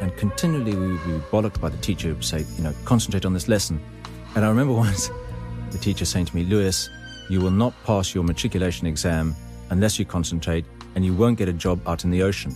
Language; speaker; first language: English; native; English